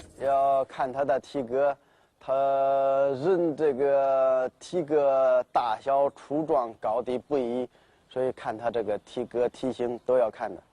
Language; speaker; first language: Chinese; native; Chinese